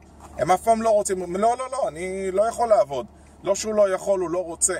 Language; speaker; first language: Hebrew; native; Hebrew